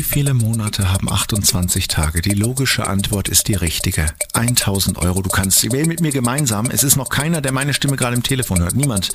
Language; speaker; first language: German; native; German